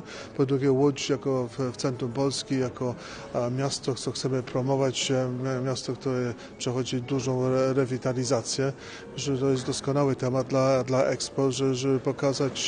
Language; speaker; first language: Polish; early bilingual, heritage; English